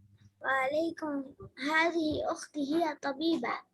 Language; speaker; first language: Arabic; non-native, learner; Urdu